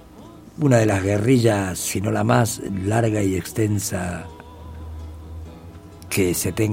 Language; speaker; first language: Spanish; native; Spanish